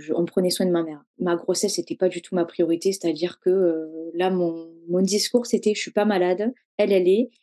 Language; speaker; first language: French; native; French